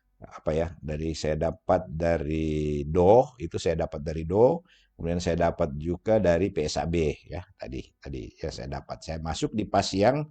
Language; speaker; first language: Indonesian; native; Indonesian